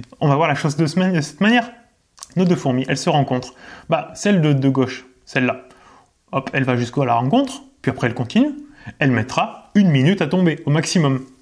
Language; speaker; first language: French; native; French